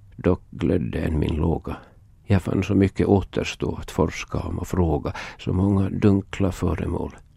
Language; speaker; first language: Swedish; native; Swedish